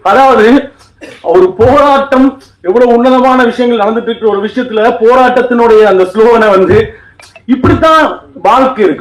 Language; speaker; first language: Tamil; native; Tamil